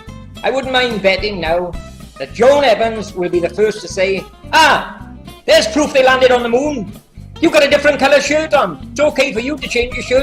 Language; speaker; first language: English; native; English